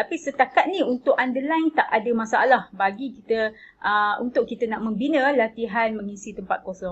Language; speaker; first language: Malay; native; Malay